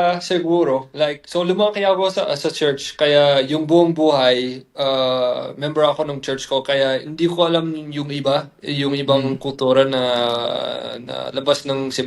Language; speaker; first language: Filipino; non-native, fluent; English